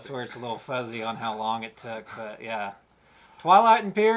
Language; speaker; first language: English; native; English